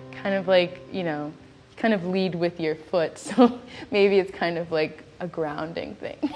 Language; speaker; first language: English; native; English